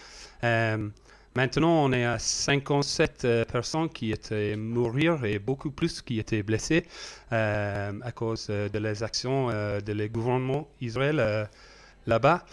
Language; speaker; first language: French; non-native, learner; English